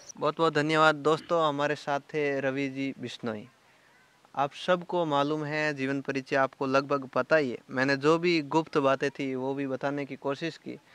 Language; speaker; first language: Hindi; native; Hindi